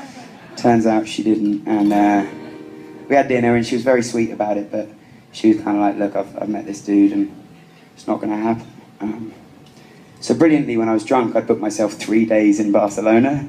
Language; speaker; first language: English; native; English